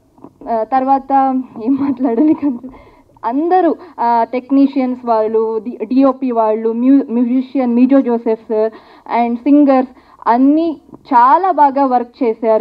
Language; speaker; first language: Telugu; non-native, learner; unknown